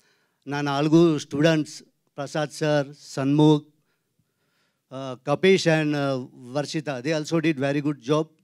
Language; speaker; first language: Telugu; non-native, learner; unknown